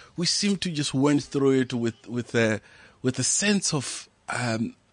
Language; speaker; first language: English; non-native, local second language; Venda